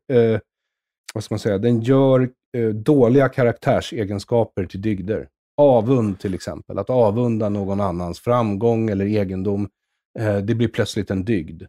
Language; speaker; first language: Swedish; native; Swedish